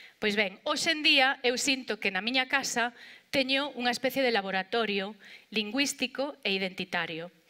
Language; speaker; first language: Galician; non-native, local second language; Spanish